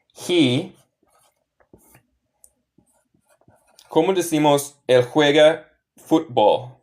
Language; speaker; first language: Spanish; non-native, fluent; English